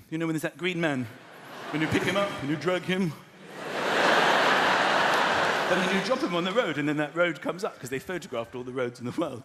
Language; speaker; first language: English; native; English